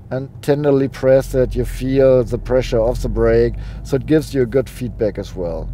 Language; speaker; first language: English; non-native, fluent; German